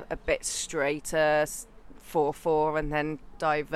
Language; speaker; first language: English; native; English